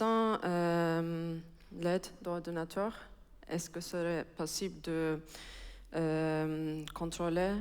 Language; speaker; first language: French; non-native, fluent; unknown